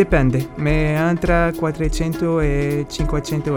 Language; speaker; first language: Italian; non-native, learner; Arabic